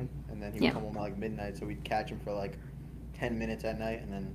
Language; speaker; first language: English; native; English